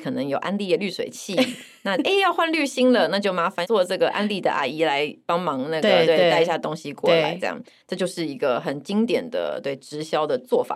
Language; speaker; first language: Chinese; native; Chinese